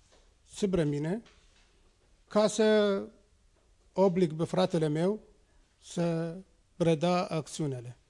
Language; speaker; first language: Romanian; non-native, fluent; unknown